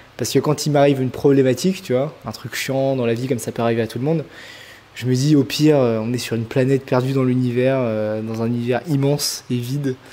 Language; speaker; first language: French; native; French